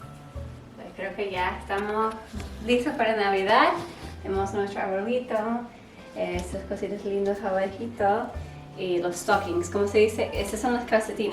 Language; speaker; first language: Spanish; non-native, learner; English